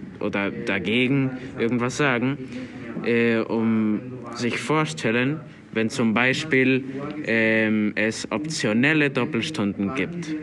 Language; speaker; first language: German; non-native, learner; Spanish